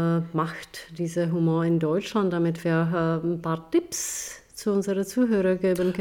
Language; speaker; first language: German; non-native, fluent; Czech